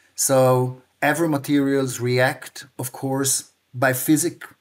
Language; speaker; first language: English; non-native, fluent; Hebrew